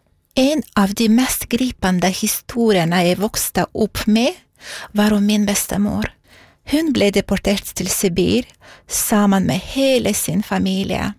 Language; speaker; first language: Norwegian; non-native, fluent; Romanian